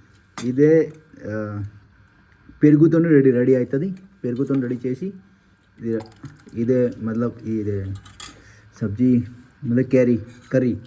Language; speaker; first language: Telugu; non-native, learner; Marwari